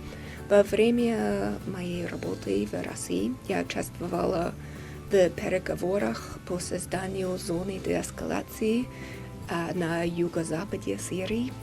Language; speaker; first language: Russian; non-native, fluent; English